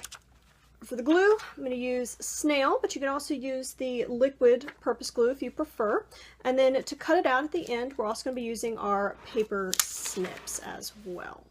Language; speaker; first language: English; native; English